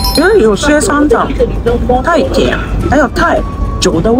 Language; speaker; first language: Chinese; non-native, learner; Japanese